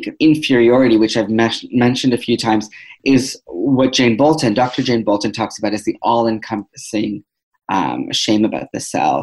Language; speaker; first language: English; native; English